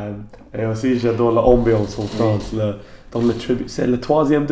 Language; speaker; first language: French; non-native, learner; English